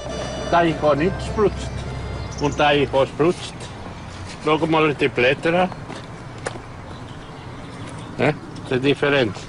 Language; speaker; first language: German; non-native, learner; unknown